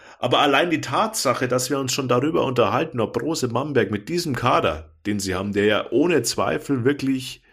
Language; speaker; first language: German; native; German